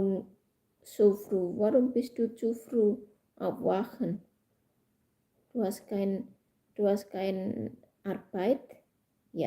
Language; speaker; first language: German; non-native, learner; Indonesian